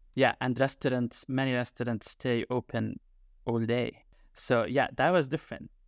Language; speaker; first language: English; non-native, fluent; Arabic